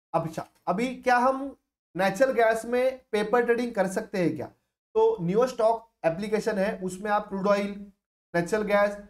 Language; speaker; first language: Hindi; non-native, local second language; Marathi